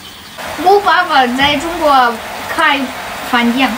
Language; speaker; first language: Chinese; non-native, learner; Ukrainian